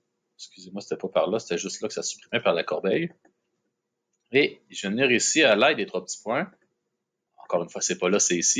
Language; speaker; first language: French; native; French